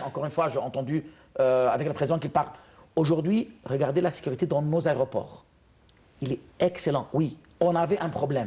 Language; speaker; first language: French; non-native, fluent; Arabic